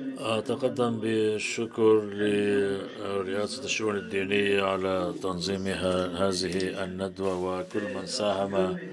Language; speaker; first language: Arabic; non-native, fluent; Turkish